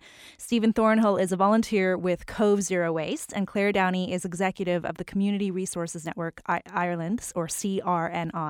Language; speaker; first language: English; native; English